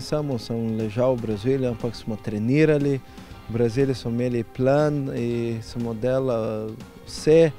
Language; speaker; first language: Slovenian; non-native, learner; Portuguese